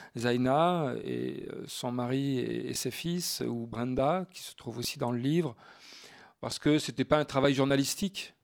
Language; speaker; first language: French; native; French